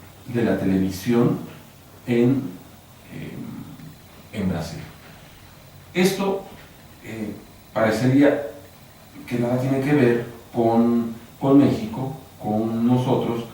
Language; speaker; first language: Spanish; native; Spanish